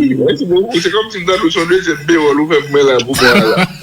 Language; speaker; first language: French; non-native, local second language; Haitian Creole